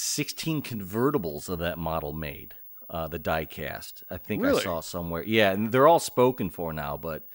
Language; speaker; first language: English; native; English